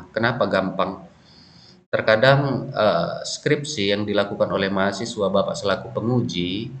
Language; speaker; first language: Indonesian; native; Indonesian